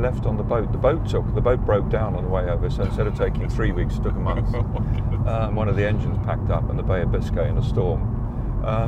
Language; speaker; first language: English; native; English